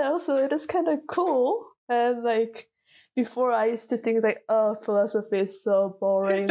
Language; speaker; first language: English; non-native, fluent; Korean